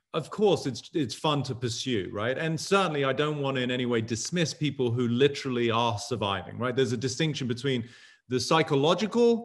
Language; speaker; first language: English; native; English